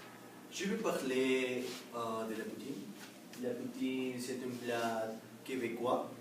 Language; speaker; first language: French; non-native, learner; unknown